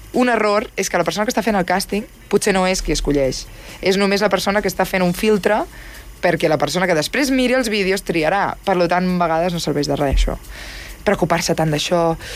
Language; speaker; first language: Catalan; native; Catalan